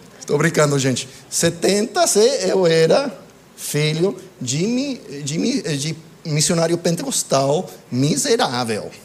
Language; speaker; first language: Portuguese; non-native, fluent; English